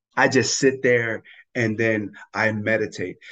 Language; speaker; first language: English; non-native, fluent; Tongan